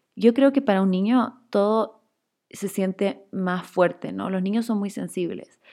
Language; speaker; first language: Spanish; native; Spanish